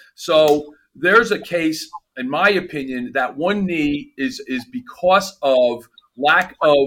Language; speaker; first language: English; native; English